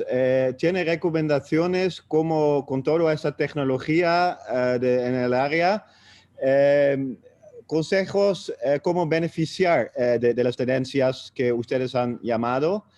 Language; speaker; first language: Spanish; non-native, fluent; Dutch